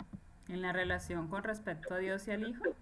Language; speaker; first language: Spanish; native; Spanish